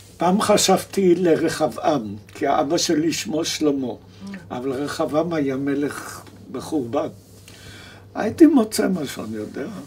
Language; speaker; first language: Hebrew; early bilingual, other home language; German